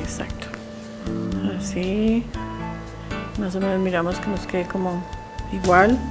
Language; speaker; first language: Spanish; native; Spanish